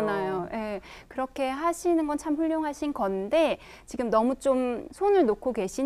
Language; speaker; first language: Korean; native; Korean